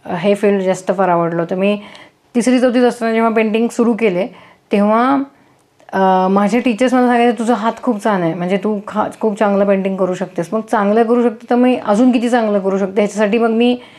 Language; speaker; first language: Marathi; native; Marathi